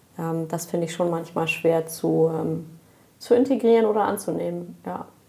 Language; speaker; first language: German; native; German